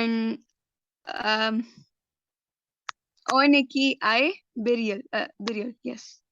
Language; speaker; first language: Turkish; non-native, learner; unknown